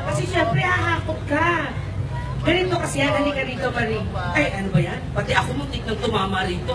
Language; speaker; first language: Filipino; native; Filipino